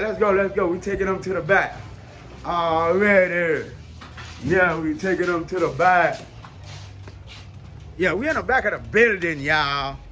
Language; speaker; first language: English; native; English